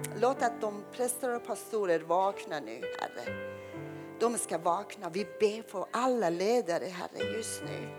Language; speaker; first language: Swedish; non-native, fluent; Persian